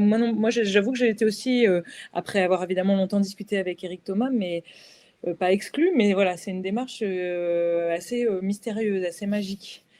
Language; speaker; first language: French; native; French